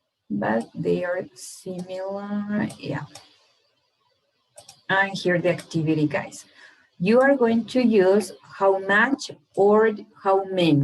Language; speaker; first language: English; non-native, fluent; Spanish